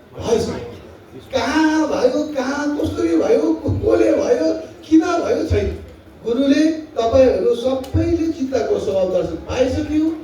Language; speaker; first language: Nepali; non-native, local second language; Tibetan